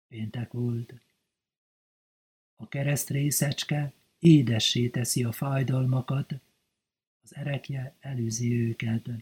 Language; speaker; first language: Hungarian; native; Hungarian